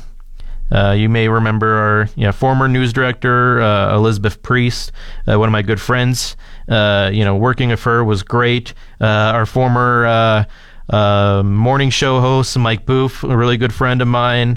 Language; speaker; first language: English; native; English